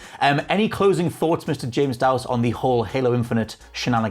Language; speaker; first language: English; native; English